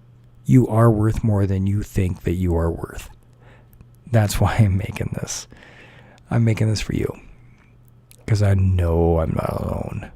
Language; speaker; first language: English; native; English